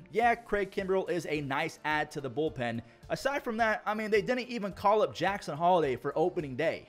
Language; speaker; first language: English; native; English